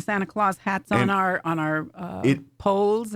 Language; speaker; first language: English; native; English